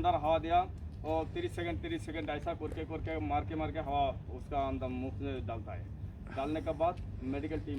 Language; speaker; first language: Hindi; non-native, local second language; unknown